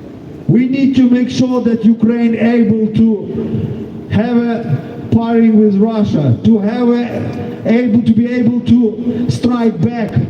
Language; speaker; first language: English; non-native, fluent; Ukrainian